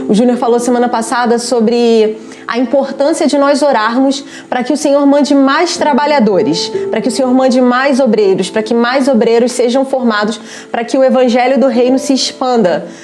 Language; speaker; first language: Portuguese; native; Portuguese